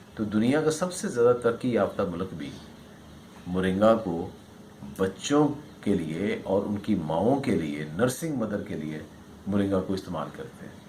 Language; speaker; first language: Urdu; non-native, local second language; Punjabi